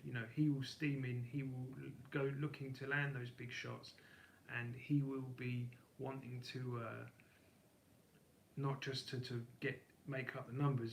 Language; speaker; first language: English; native; English